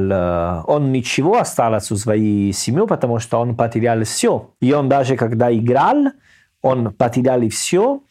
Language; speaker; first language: Russian; non-native, learner; Italian